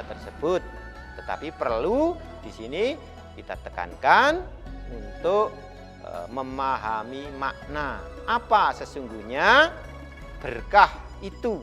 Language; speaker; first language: Indonesian; native; Indonesian